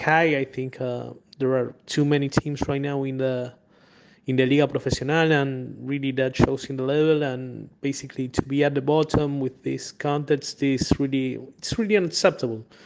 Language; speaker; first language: English; non-native, fluent; Spanish